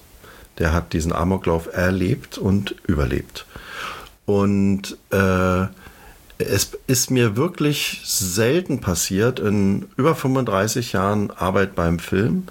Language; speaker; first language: German; native; German